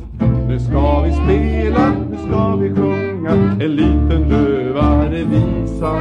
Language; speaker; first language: Swedish; native; Swedish